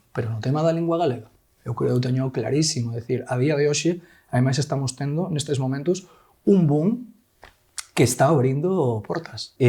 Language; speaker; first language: Galician; non-native, local second language; Spanish